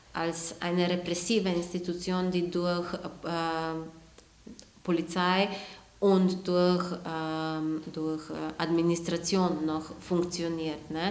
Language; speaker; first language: German; non-native, fluent; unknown